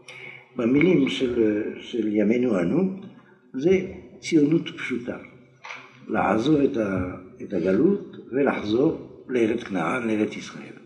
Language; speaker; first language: Hebrew; non-native, fluent; French